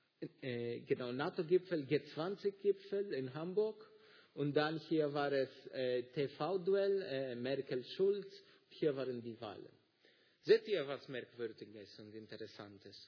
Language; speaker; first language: German; non-native, fluent; Greek